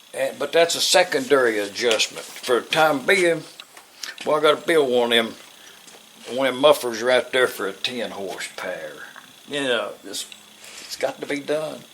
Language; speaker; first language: English; native; English